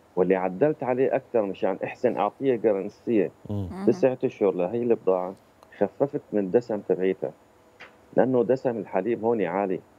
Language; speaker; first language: Arabic; native; Arabic